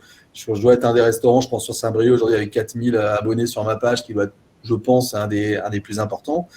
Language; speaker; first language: French; native; French